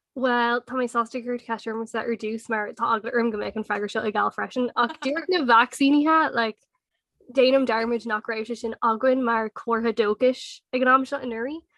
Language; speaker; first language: Irish; non-native, local second language; English